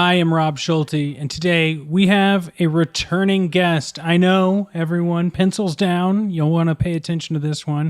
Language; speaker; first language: English; native; English